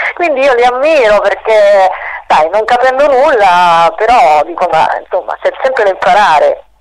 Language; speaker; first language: Italian; native; Italian